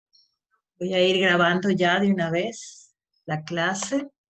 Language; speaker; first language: Spanish; native; Spanish